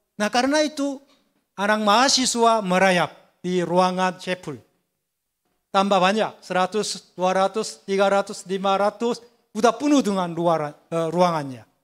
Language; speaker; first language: Indonesian; non-native, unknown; Korean